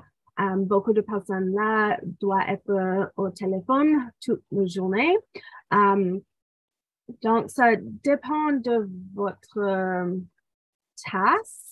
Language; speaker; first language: French; non-native, local second language; English